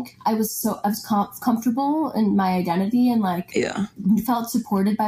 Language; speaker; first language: English; native; English